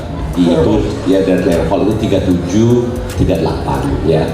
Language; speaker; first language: Indonesian; native; Indonesian